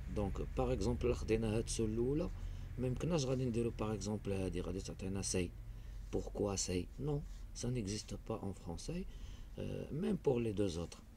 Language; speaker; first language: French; non-native, local second language; Arabic